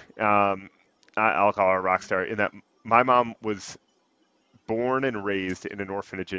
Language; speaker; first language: English; native; English